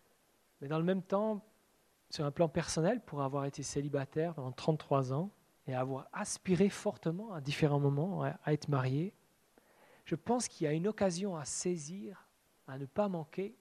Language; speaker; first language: French; native; French